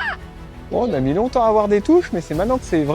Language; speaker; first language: French; native; French